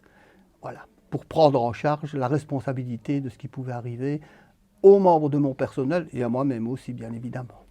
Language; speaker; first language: French; native; French